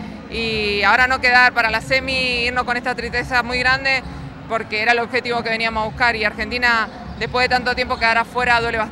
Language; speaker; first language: Spanish; native; Spanish